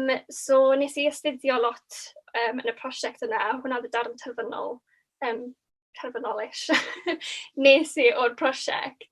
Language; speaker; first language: Welsh; native; Welsh